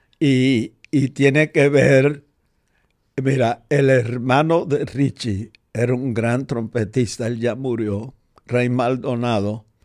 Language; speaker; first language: Spanish; native; Spanish